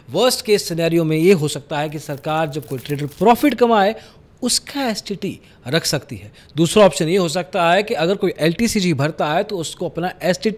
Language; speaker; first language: Hindi; native; Hindi